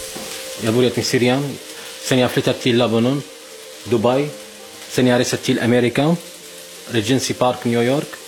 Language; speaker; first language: Swedish; non-native, learner; Arabic